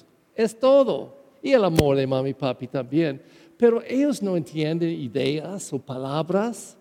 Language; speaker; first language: Spanish; non-native, fluent; English